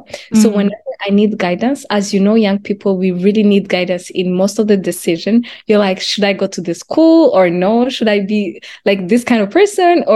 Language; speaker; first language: English; non-native, local second language; Kinyarwanda